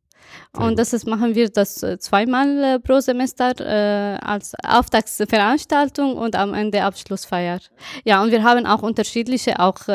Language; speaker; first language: German; non-native, fluent; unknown